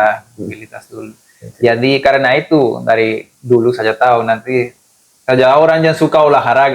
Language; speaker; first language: Indonesian; non-native, fluent; Spanish